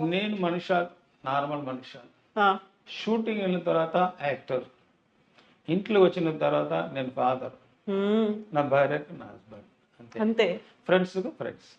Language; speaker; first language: Telugu; non-native, learner; Tamil